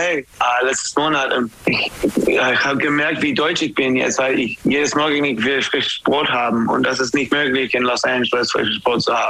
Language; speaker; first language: German; non-native, fluent; English